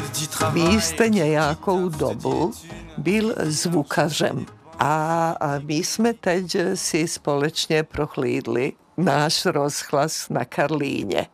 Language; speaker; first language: Czech; native; Czech